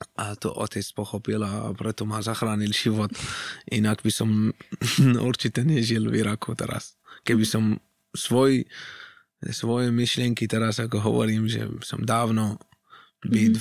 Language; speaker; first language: Slovak; non-native, fluent; Arabic